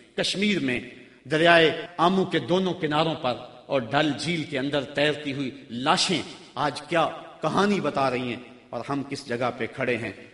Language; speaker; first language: Urdu; non-native, local second language; Punjabi